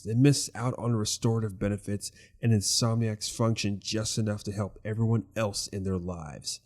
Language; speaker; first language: English; native; English